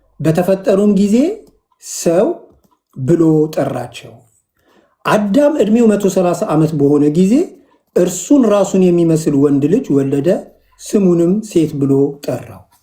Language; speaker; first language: Amharic; native; Amharic